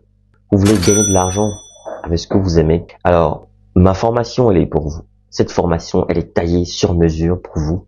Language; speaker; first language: French; native; French